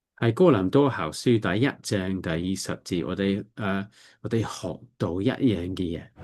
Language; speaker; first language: Cantonese; non-native, learner; English